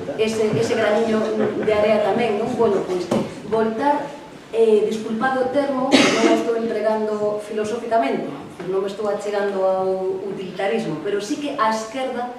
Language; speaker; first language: Galician; non-native, local second language; Spanish